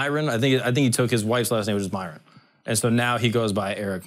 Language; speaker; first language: English; native; English